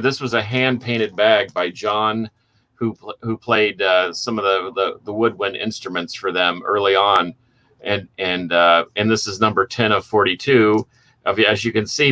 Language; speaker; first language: English; native; English